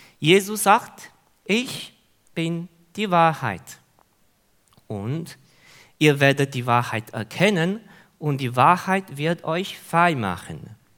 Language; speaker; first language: German; non-native, fluent; Hungarian